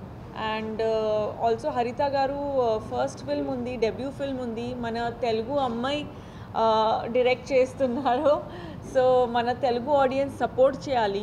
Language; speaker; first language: Telugu; non-native, fluent; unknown